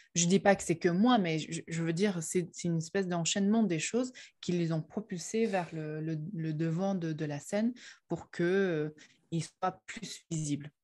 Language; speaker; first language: French; non-native, fluent; Chinese